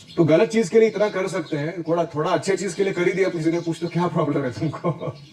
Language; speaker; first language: Hindi; non-native, local second language; Marathi